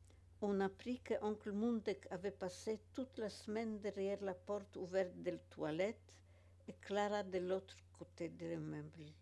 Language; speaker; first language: French; non-native, fluent; Polish